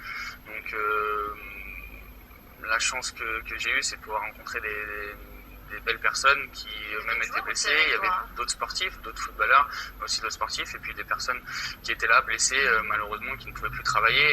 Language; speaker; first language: French; native; French